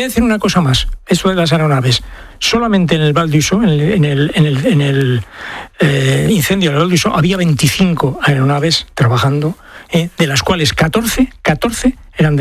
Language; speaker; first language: Spanish; native; Spanish